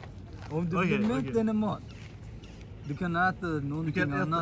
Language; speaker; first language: Swedish; early bilingual, other home language; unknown